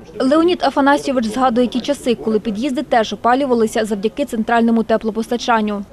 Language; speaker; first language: Ukrainian; native; Ukrainian